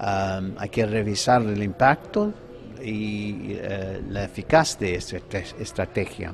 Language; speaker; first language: Spanish; non-native, fluent; English